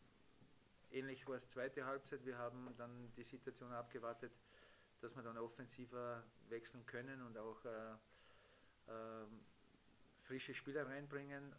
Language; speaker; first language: German; native; German